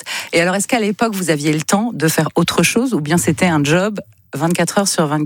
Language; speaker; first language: French; native; French